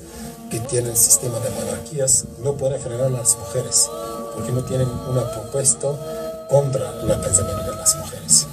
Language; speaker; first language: Spanish; non-native, learner; Kurdish